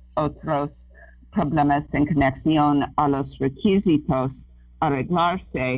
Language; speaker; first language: Spanish; non-native, fluent; English